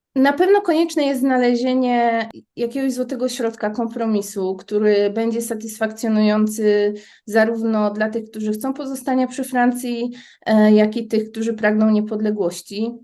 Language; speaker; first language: Polish; native; Polish